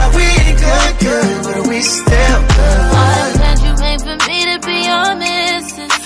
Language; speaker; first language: English; native; English